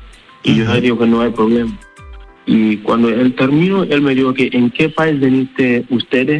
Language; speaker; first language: Spanish; non-native, learner; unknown